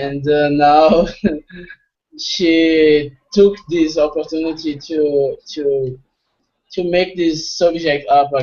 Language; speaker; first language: English; non-native, fluent; Portuguese